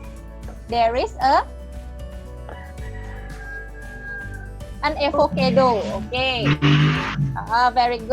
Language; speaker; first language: English; non-native, fluent; Indonesian